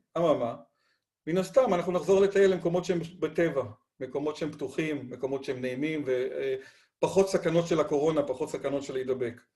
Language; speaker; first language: Hebrew; non-native, fluent; Spanish